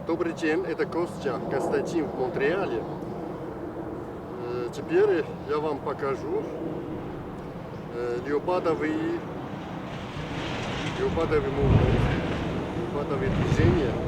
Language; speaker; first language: Russian; non-native, fluent; Chinese